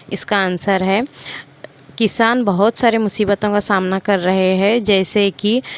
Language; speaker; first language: Hindi; non-native, local second language; Kannada